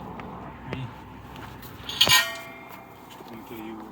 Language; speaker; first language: French; native; French